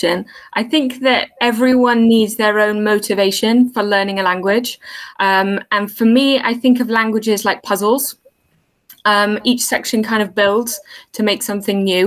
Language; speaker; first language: English; native; English